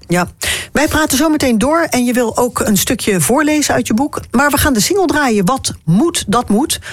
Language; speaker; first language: Dutch; native; Dutch